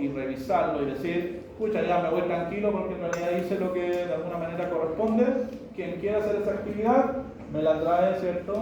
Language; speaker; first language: Spanish; native; Spanish